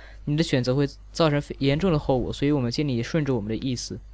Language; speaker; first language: Chinese; native; Chinese